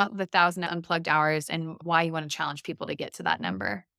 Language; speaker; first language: English; native; English